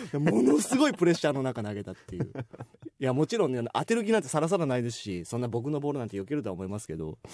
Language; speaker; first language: Japanese; native; Japanese